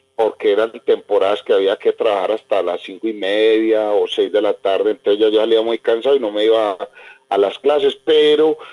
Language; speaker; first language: Spanish; native; Spanish